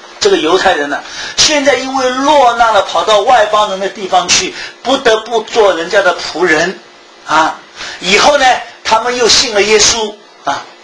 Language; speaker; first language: Chinese; early bilingual, heritage; Chinese